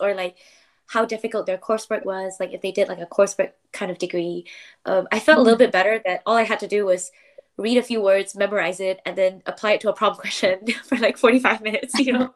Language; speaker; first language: English; non-native, local second language; Chinese